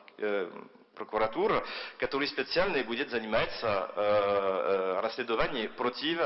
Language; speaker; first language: Russian; non-native, fluent; French